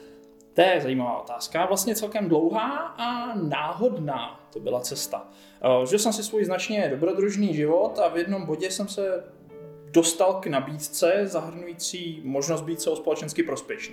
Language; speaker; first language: Czech; native; Czech